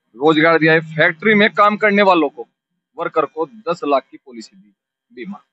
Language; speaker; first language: Hindi; native; Hindi